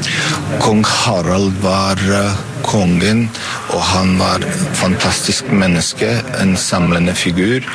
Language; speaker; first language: Norwegian; non-native, fluent; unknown